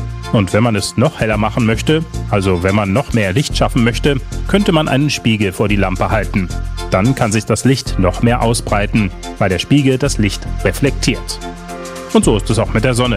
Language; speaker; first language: German; native; German